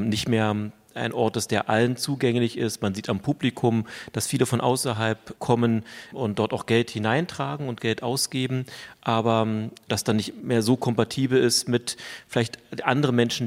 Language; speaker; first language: German; native; German